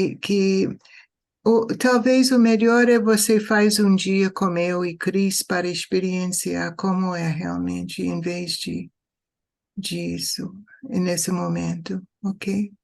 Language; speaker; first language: Portuguese; non-native, fluent; English